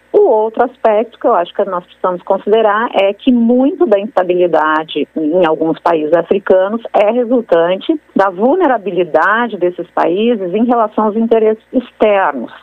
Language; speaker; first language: Portuguese; native; Portuguese